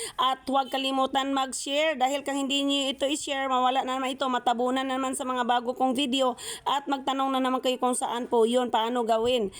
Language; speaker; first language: Filipino; non-native, local second language; Cebuano